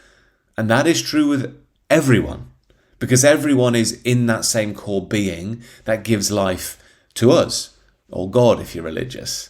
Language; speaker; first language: English; native; English